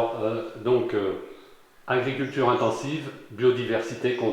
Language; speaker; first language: French; native; French